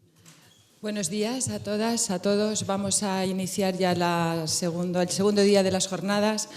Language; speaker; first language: Spanish; native; Spanish